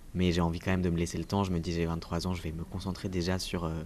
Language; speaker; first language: French; native; French